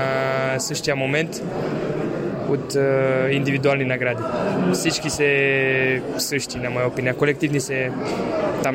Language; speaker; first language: Bulgarian; non-native, fluent; Romanian